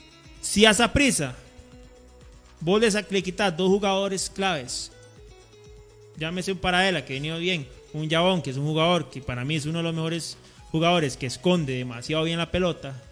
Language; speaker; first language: Spanish; native; Spanish